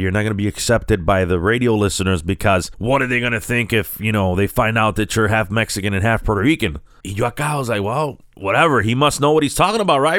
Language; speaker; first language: English; native; English